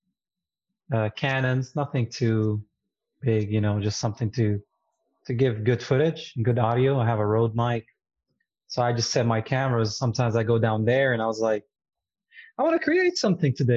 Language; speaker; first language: English; non-native, fluent; Arabic